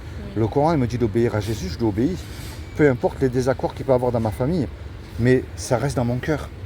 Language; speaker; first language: French; native; French